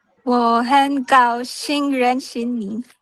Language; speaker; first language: Chinese; non-native, learner; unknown